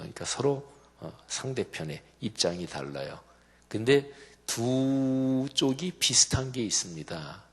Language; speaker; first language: Korean; native; Korean